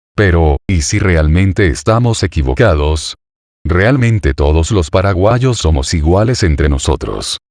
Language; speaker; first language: Spanish; native; Spanish